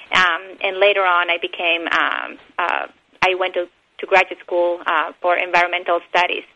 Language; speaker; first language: English; non-native, fluent; Spanish